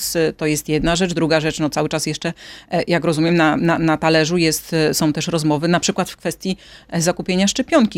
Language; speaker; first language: Polish; native; Polish